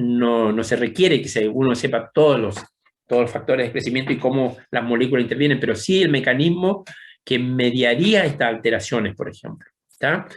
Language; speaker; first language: Spanish; native; Spanish